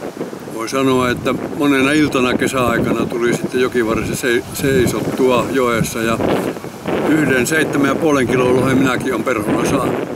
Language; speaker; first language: Finnish; native; Finnish